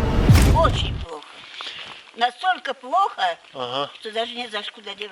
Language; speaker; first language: Russian; native; Russian